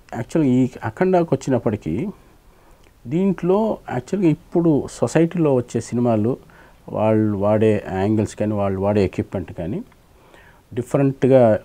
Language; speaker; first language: Telugu; native; Telugu